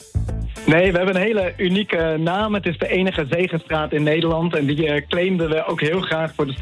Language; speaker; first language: Dutch; native; Dutch